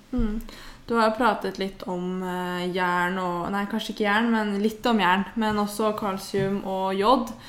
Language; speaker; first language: Norwegian; native; Norwegian